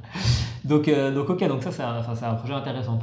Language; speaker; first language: French; native; French